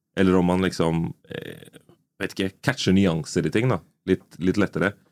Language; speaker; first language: Norwegian; early bilingual, other home language; Nigerian Pidgin